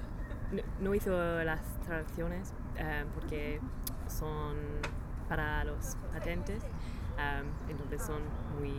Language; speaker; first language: Spanish; non-native, learner; English